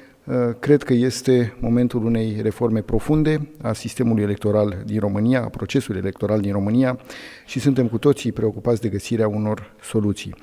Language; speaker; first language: Romanian; native; Romanian